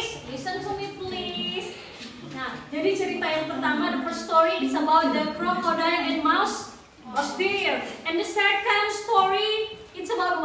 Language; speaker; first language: English; non-native, local second language; Indonesian